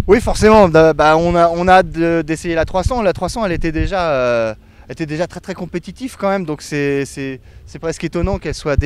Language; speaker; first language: French; native; French